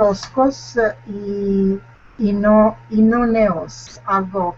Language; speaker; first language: Spanish; non-native, learner; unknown